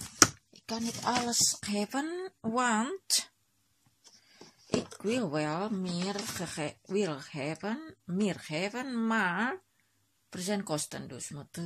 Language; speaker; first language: Dutch; non-native, learner; Indonesian